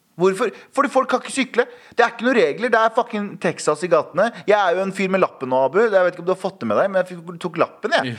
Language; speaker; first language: Norwegian; early bilingual, other home language; Kurdish